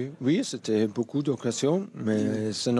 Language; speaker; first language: French; non-native, fluent; German